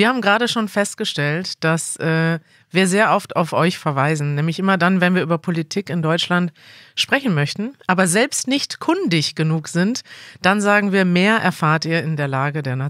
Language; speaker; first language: German; native; German